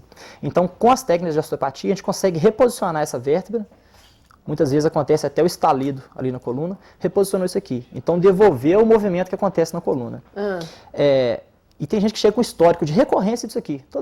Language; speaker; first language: Portuguese; native; Portuguese